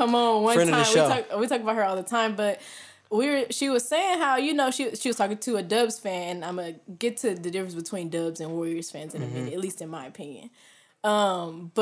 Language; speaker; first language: English; native; English